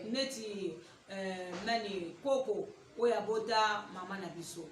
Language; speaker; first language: Lingala; native; Lingala